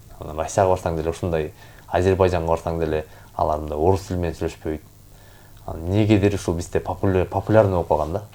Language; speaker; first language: Kyrgyz; native; Kyrgyz